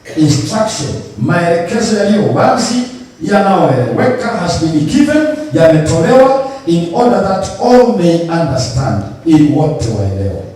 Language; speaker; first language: English; non-native, local second language; Swahili